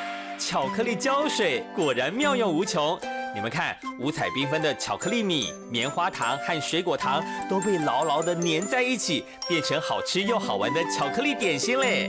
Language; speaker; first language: Chinese; native; Chinese